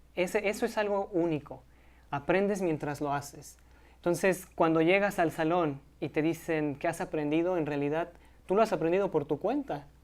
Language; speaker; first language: Spanish; native; Spanish